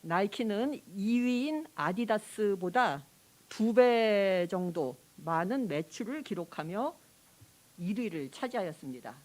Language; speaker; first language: Korean; native; Korean